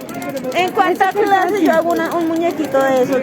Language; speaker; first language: Spanish; native; Spanish